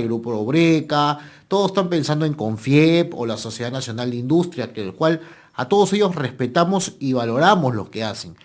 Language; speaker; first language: Spanish; native; Spanish